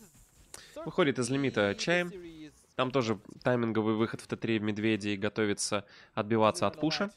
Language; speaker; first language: Russian; native; Russian